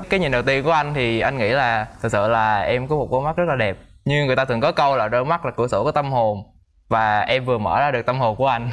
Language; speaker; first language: Vietnamese; native; Vietnamese